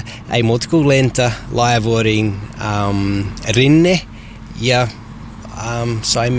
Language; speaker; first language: Finnish; non-native, learner; English